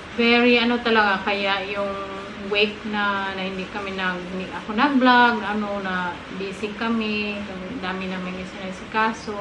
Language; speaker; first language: Filipino; non-native, local second language; Cebuano